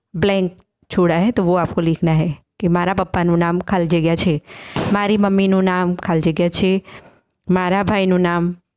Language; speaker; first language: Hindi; non-native, local second language; Gujarati